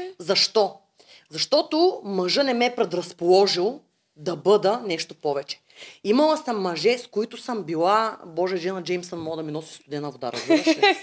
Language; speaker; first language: Bulgarian; native; Bulgarian